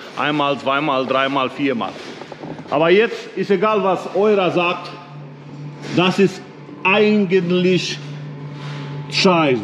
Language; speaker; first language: German; non-native, learner; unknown